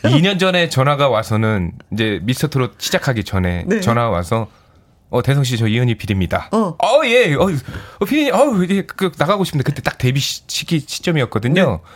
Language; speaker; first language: Korean; native; Korean